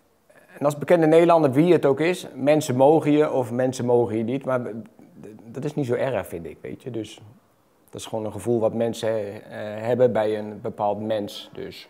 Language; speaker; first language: Dutch; native; Dutch